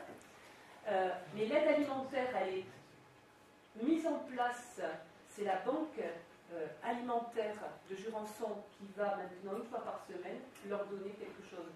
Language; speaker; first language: French; native; French